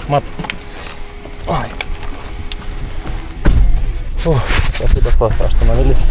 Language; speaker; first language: Russian; non-native, learner; Lithuanian